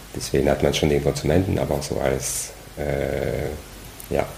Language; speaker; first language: German; non-native, fluent; French